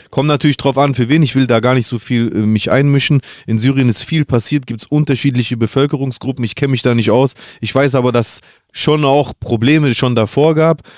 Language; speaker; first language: German; early bilingual, other home language; Greek